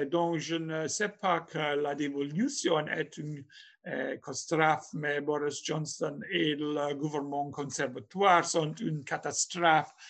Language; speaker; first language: French; non-native, fluent; English